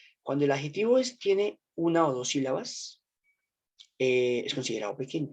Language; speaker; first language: Spanish; native; Spanish